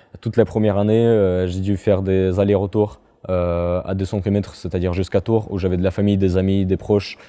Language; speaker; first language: French; non-native, fluent; Russian